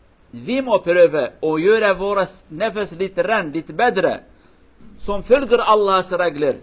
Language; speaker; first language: Norwegian; non-native, learner; Central Kurdish